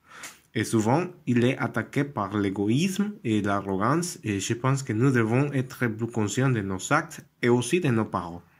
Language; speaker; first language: French; non-native, learner; Spanish